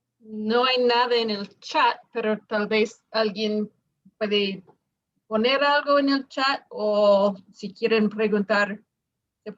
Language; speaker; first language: Spanish; non-native, fluent; English